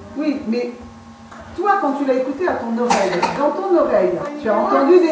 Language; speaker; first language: French; native; French